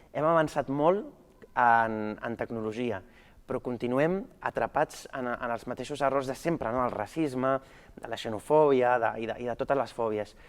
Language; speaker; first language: Catalan; early bilingual, other home language; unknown